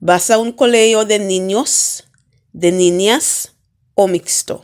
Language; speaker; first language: Spanish; non-native, fluent; English